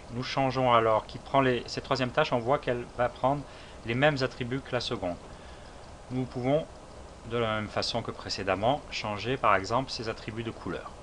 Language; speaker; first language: French; native; French